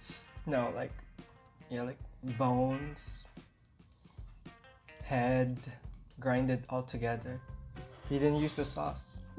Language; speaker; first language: English; non-native, local second language; Filipino